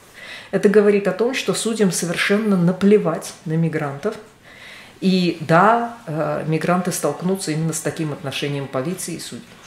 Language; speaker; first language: Russian; native; Russian